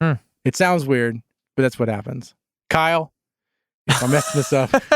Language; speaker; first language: English; native; English